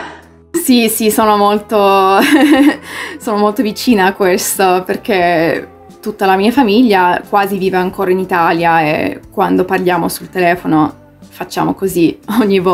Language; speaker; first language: Italian; early bilingual, heritage; English